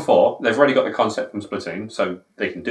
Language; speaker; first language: English; native; English